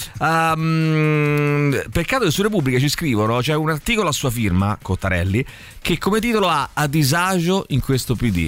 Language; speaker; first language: Italian; native; Italian